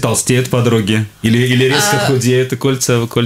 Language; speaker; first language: Russian; native; Russian